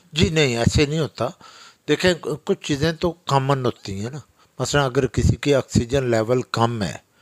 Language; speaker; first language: Urdu; non-native, local second language; Pahari-Potwari